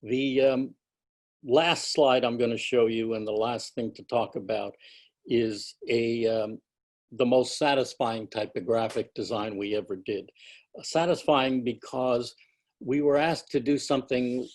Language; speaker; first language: English; native; English